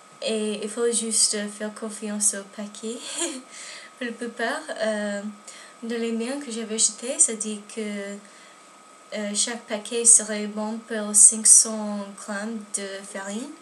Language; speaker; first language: French; non-native, learner; English